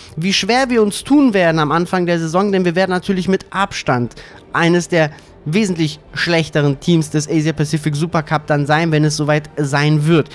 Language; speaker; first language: German; native; German